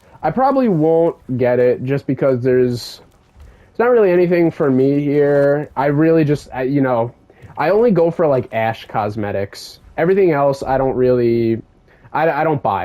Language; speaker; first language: English; native; English